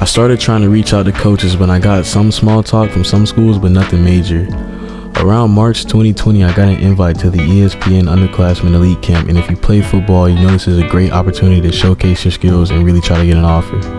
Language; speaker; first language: English; native; English